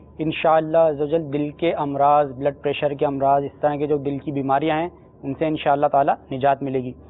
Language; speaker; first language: Urdu; native; Urdu